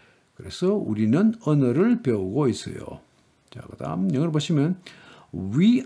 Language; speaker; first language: Korean; native; Korean